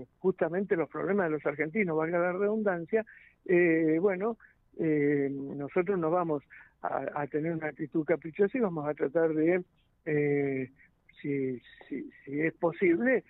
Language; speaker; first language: Spanish; native; Spanish